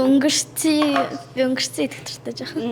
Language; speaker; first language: Mongolian; early bilingual, heritage; Mongolian